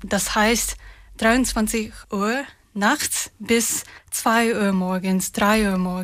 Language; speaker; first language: German; non-native, fluent; Japanese